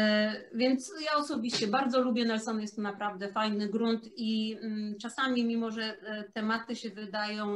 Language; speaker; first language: Polish; native; Polish